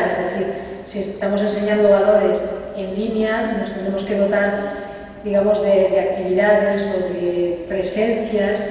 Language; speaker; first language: Spanish; native; Spanish